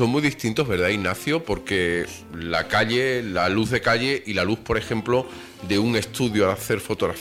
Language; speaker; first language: Spanish; native; Spanish